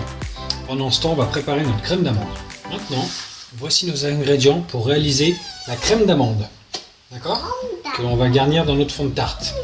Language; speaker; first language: French; native; French